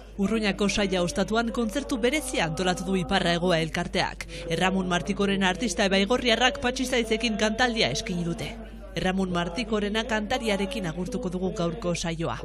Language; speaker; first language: Basque; native; Basque